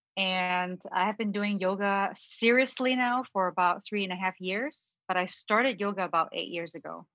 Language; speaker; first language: English; early bilingual, other home language; Cantonese